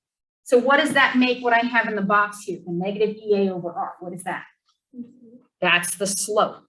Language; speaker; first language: English; native; English